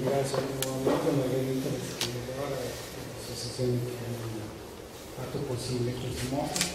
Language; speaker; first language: Italian; non-native, fluent; Spanish